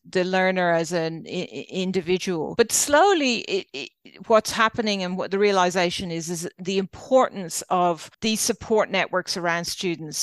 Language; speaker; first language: English; native; English